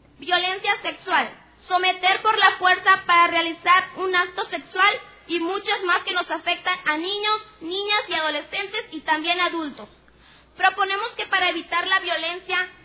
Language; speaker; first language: Spanish; non-native, local second language; Nahuatl languages